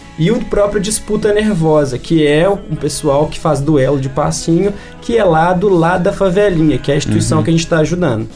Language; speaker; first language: Portuguese; native; Portuguese